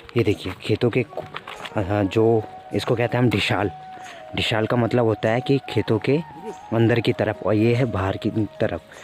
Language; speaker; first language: Hindi; non-native, local second language; Garhwali